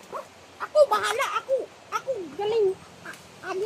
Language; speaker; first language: Cebuano; non-native, local second language; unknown